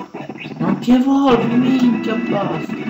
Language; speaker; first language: Italian; native; Italian